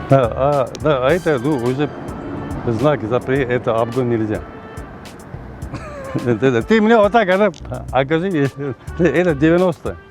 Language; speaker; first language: Russian; non-native, local second language; Kyrgyz